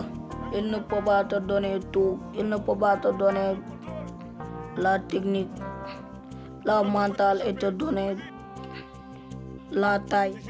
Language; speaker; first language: French; non-native, learner; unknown